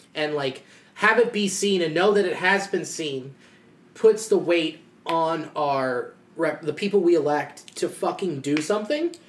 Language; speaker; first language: English; native; English